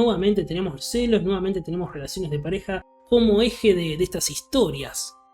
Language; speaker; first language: Spanish; native; Spanish